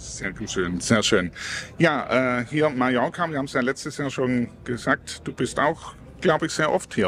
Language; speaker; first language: German; native; German